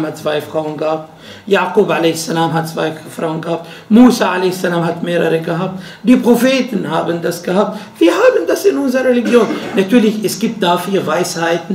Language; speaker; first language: German; non-native, fluent; Arabic